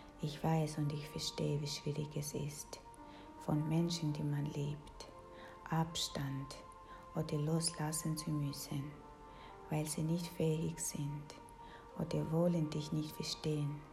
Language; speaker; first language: German; non-native, fluent; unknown